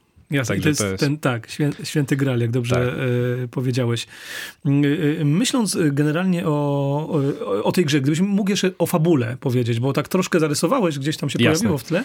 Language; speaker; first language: Polish; native; Polish